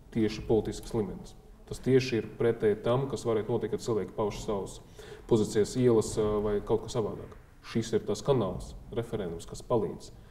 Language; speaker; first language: Latvian; non-native, local second language; Russian